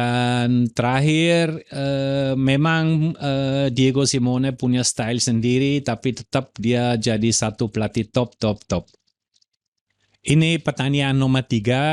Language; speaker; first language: Indonesian; non-native, fluent; German